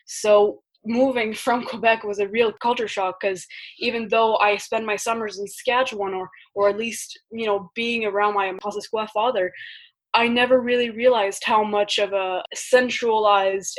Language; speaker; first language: English; early bilingual, other home language; French